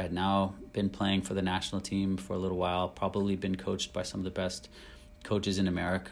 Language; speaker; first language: English; native; English